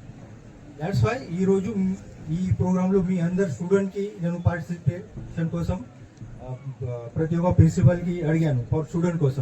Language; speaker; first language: Telugu; non-native, learner; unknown